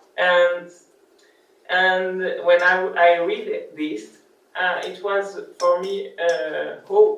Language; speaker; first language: English; non-native, learner; French